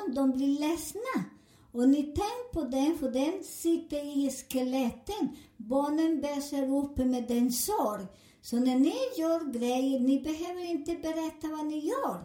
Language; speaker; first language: Swedish; non-native, learner; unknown